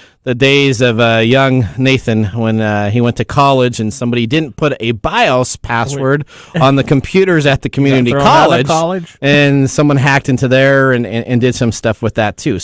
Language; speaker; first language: English; native; English